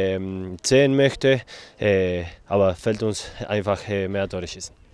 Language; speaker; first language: German; non-native, fluent; Spanish